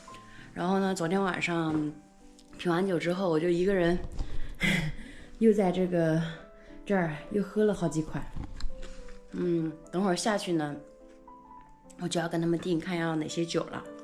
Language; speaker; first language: Chinese; native; Chinese